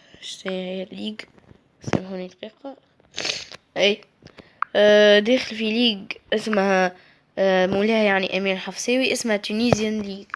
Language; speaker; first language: Arabic; native; Arabic